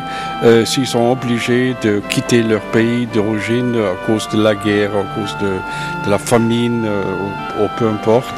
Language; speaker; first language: French; non-native, fluent; German